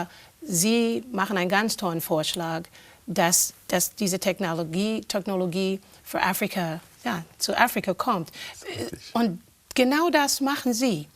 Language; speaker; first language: German; non-native, fluent; English